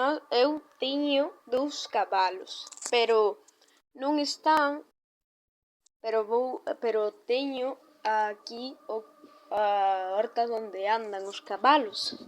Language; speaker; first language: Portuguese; non-native, learner; Galician